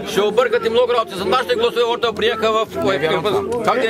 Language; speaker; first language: Bulgarian; non-native, local second language; Turkish